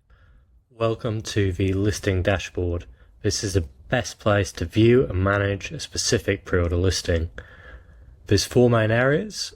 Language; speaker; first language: English; native; English